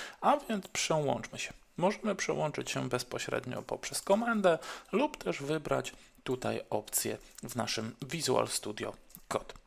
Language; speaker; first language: Polish; native; Polish